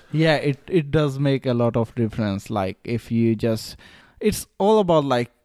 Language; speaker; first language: English; non-native, local second language; Punjabi